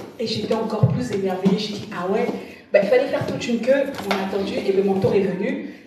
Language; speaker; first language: French; non-native, local second language; Lingala